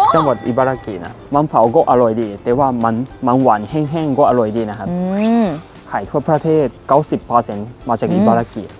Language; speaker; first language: Thai; non-native, learner; Japanese